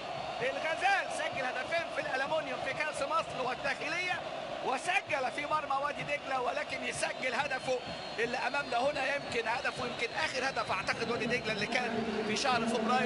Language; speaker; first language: Arabic; native; Arabic